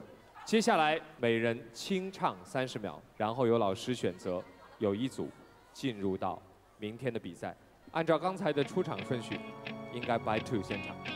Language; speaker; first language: Chinese; native; Chinese